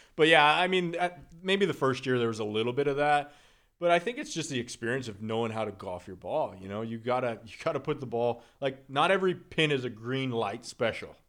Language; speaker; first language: English; native; English